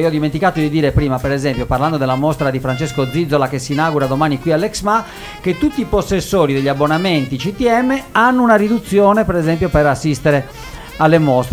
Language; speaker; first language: Italian; native; Italian